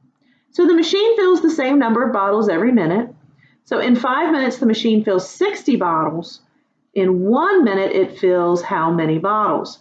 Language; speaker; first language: English; native; English